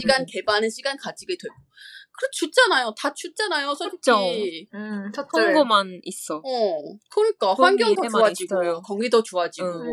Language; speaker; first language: Korean; non-native, fluent; Chinese